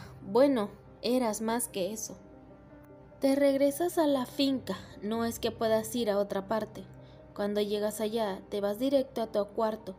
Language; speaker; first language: Spanish; native; Spanish